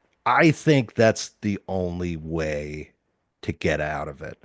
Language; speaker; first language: English; native; English